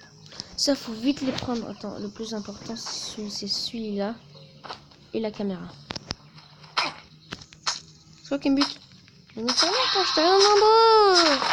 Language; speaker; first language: French; native; French